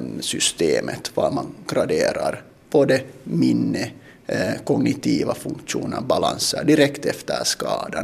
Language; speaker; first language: Swedish; non-native, local second language; Finnish